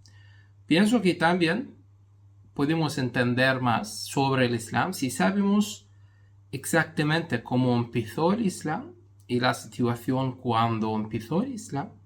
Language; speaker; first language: Spanish; non-native, fluent; Arabic